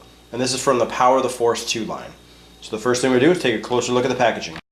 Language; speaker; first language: English; native; English